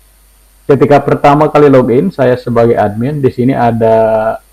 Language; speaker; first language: Indonesian; native; Indonesian